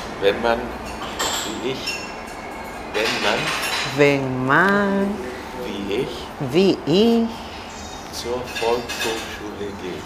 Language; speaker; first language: German; non-native, learner; Spanish